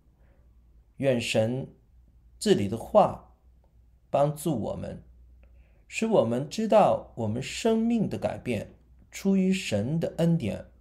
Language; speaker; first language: Chinese; non-native, local second language; Cantonese